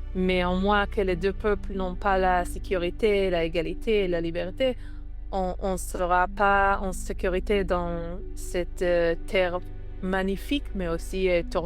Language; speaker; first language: French; non-native, learner; Hebrew